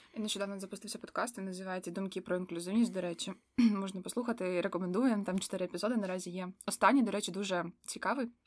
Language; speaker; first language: Ukrainian; non-native, local second language; Russian